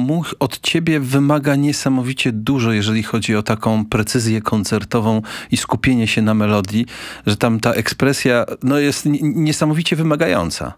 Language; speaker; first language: Polish; native; Polish